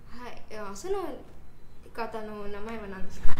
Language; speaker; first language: Japanese; non-native, learner; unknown